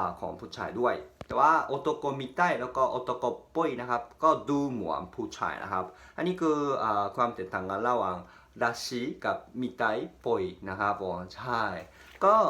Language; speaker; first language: Thai; non-native, fluent; Japanese